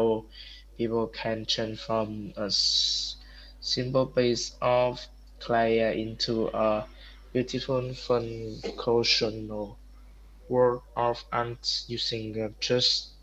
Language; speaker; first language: English; non-native, learner; Vietnamese